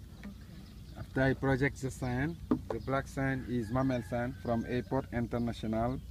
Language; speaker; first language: English; non-native, local second language; Wolof